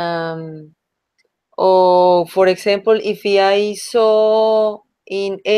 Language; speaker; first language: English; non-native, learner; Spanish